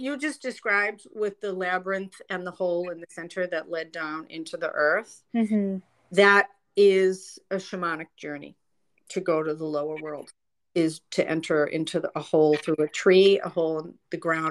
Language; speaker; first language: English; native; English